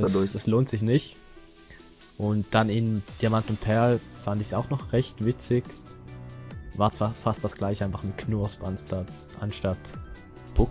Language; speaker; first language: German; native; German